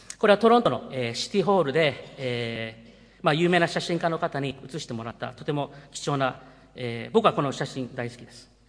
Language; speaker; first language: Japanese; early bilingual, heritage; Japanese